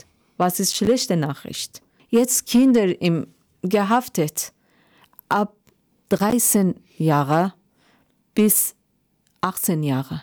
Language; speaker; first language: German; non-native, learner; Persian